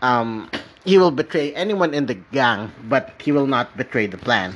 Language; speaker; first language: English; non-native, local second language; Filipino